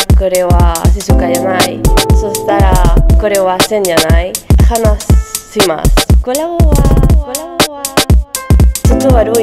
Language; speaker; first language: Japanese; non-native, learner; Spanish